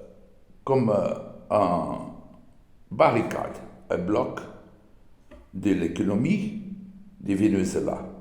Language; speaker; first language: French; non-native, learner; Portuguese